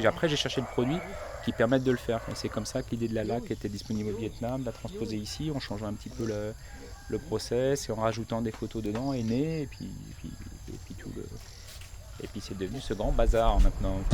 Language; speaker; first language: French; native; French